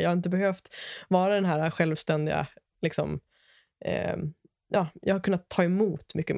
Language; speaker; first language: Swedish; native; Swedish